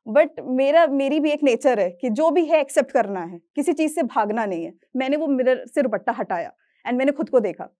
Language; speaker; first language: Hindi; native; Hindi